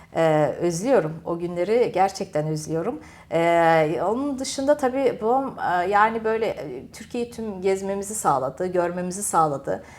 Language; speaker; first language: Turkish; early bilingual, heritage; Turkish